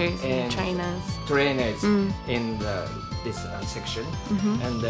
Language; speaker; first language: English; non-native, learner; Japanese